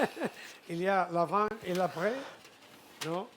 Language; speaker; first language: French; non-native, learner; Catalan